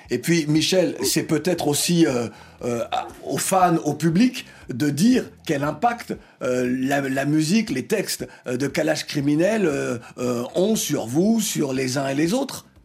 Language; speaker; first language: French; native; French